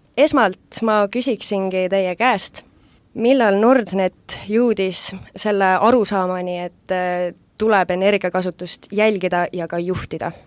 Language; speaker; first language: Estonian; native; Estonian